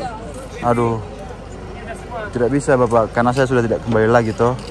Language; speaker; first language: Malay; non-native, local second language; Javanese